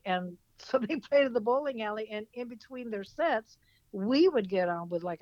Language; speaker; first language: English; native; English